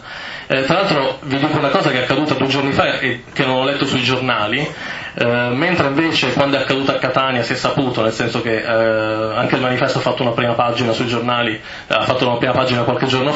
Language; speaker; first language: Italian; native; Italian